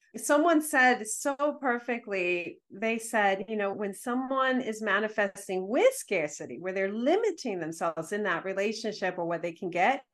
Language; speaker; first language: English; early bilingual, other home language; Spanish